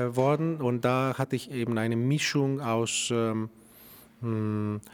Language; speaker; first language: German; non-native, fluent; Greek